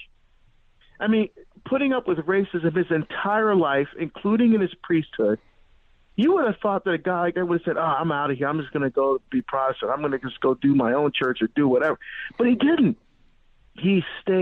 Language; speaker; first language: English; native; English